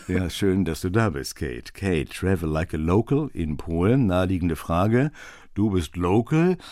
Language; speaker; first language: German; native; German